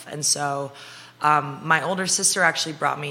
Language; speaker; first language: English; native; English